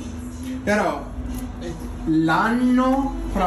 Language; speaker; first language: Italian; non-native, learner; English